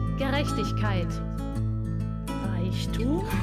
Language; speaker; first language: German; native; German